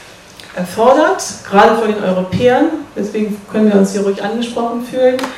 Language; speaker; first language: German; native; German